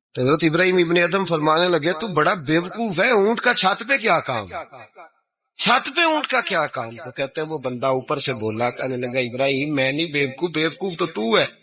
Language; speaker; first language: Urdu; non-native, local second language; Punjabi